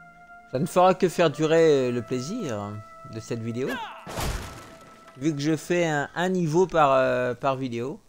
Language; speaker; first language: French; native; French